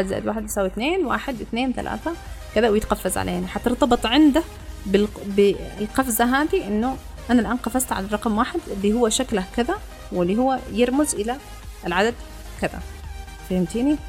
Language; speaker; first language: Arabic; native; Arabic